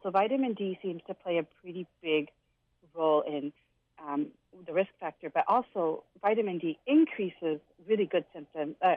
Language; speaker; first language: English; early bilingual, other home language; Punjabi